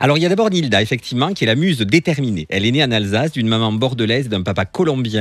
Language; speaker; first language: French; native; French